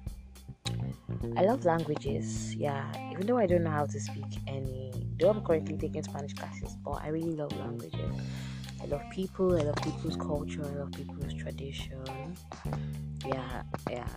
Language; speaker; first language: English; non-native, local second language; Igbo